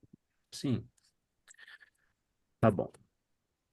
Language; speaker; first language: Portuguese; non-native, learner; English